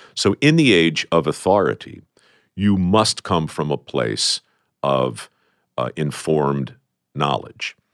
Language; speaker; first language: English; native; English